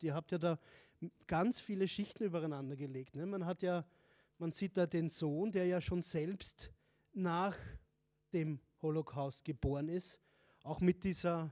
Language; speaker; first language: German; native; German